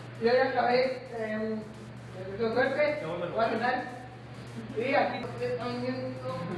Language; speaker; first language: Spanish; native; Spanish